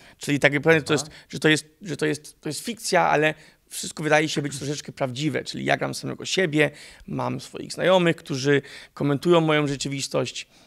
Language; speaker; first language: Polish; early bilingual, heritage; Polish